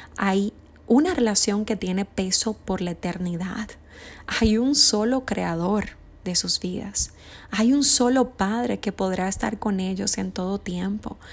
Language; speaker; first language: Spanish; native; Spanish